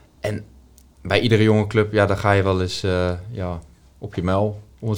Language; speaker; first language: Dutch; native; Dutch